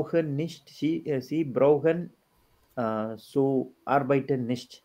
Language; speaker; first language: German; non-native, learner; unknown